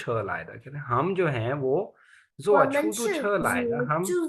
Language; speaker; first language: Chinese; non-native, fluent; Urdu